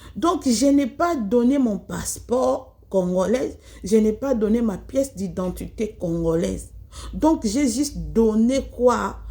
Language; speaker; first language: French; non-native, local second language; Lingala